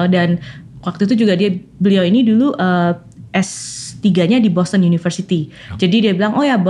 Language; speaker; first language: Indonesian; native; Indonesian